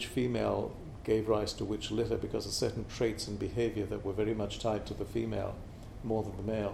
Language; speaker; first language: English; non-native, local second language; Tamil